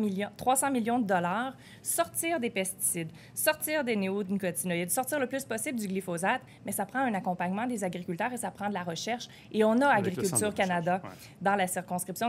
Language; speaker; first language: French; native; French